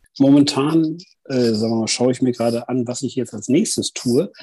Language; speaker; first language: German; native; German